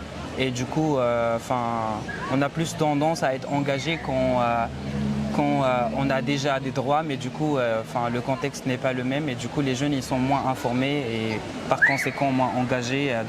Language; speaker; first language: French; non-native, local second language; Arabic